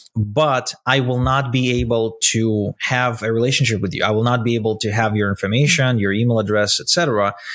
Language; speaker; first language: English; non-native, fluent; Russian